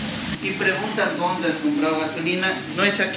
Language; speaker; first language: Spanish; native; Spanish